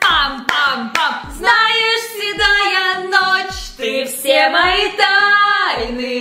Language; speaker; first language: Russian; native; Russian